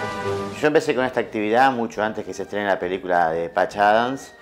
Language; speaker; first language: Spanish; native; Spanish